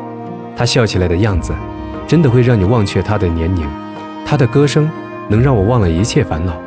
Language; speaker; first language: Chinese; native; Chinese